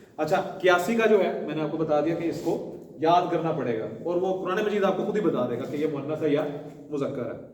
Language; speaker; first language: Urdu; non-native, local second language; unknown